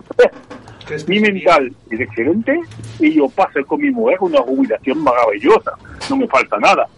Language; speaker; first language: Spanish; non-native, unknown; French